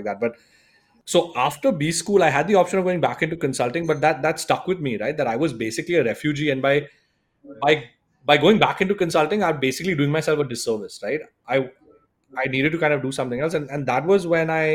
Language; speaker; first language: English; non-native, local second language; Hindi